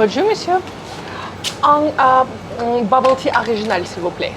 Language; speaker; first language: French; non-native, learner; Russian